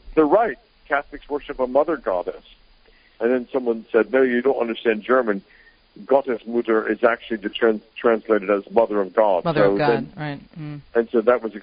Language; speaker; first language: English; native; English